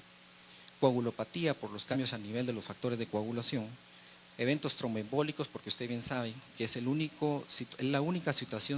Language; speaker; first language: Spanish; native; Spanish